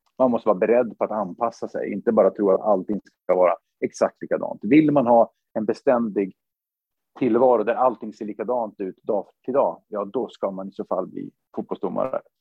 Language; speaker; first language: Swedish; native; Swedish